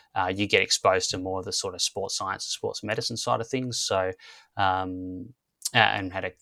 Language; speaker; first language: English; native; English